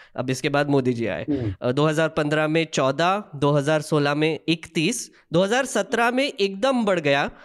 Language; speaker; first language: Hindi; non-native, local second language; Marathi